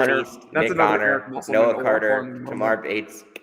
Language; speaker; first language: English; native; English